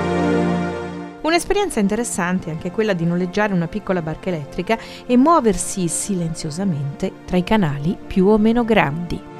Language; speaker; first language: Italian; native; Italian